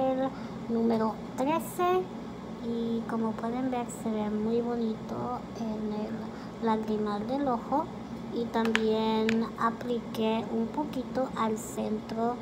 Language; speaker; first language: Spanish; early bilingual, heritage; Spanish